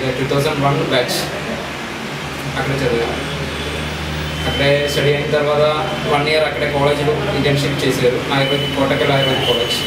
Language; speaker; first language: Telugu; non-native, learner; Malayalam